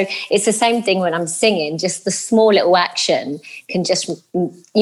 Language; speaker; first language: English; native; English